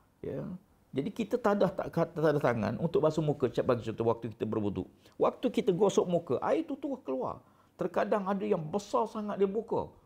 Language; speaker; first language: Malay; native; Malay